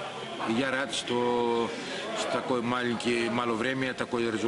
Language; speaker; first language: Russian; non-native, learner; Greek